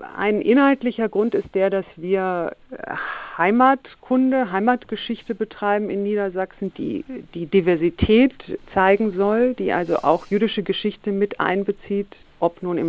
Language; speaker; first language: German; native; German